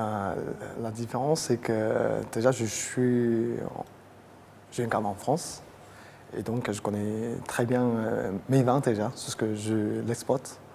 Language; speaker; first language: French; non-native, fluent; Chinese